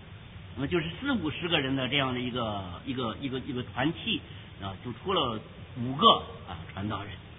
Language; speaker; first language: Chinese; native; Chinese